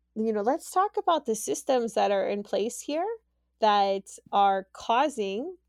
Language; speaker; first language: English; native; English